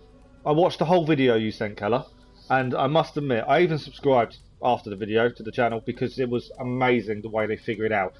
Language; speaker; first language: English; native; English